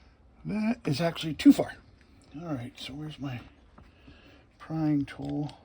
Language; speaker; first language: English; native; English